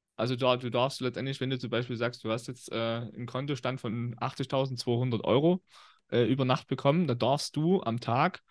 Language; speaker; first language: German; native; German